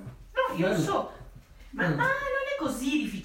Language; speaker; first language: Italian; non-native, learner; Spanish